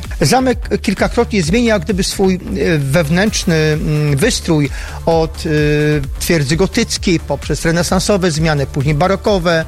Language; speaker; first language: Polish; native; Polish